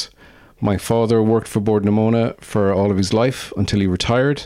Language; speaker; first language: English; native; English